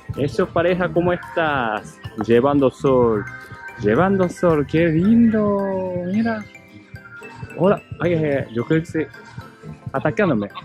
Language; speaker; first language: Spanish; non-native, learner; Japanese